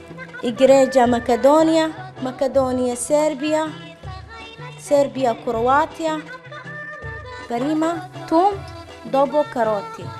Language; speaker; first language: Italian; non-native, learner; Somali